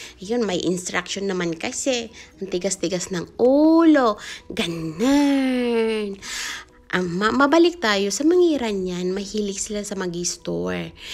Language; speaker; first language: Filipino; non-native, local second language; Iloko